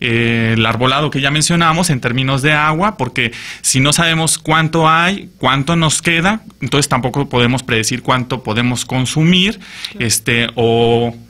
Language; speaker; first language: Spanish; native; Spanish